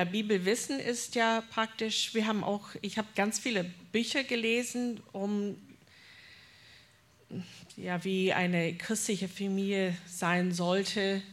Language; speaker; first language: German; non-native, fluent; English